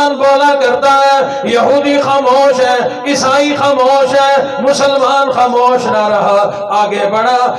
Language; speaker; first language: Urdu; non-native, local second language; Saraiki